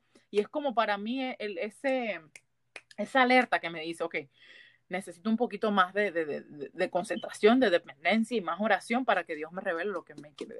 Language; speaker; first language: Spanish; early bilingual, heritage; Spanish